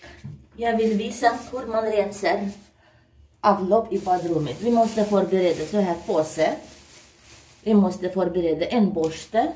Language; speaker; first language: Swedish; non-native, learner; Russian